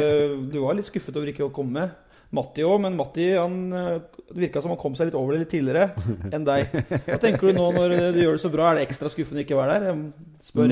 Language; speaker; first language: Norwegian; native; Norwegian